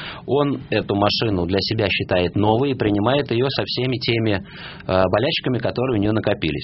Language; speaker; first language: Russian; native; Russian